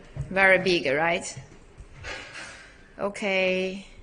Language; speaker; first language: English; non-native, learner; Chinese